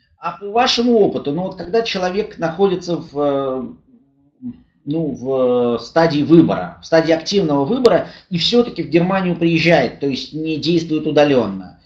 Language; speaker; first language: Russian; native; Russian